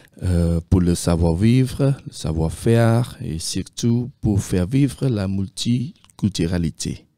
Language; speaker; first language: French; non-native, fluent; Khmer